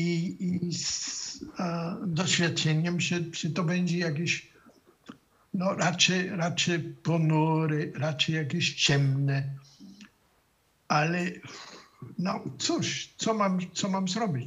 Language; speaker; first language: Polish; non-native, fluent; German